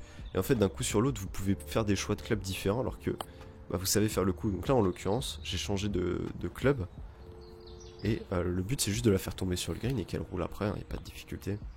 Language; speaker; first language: French; native; French